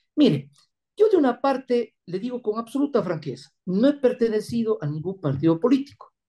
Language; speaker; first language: Spanish; native; Spanish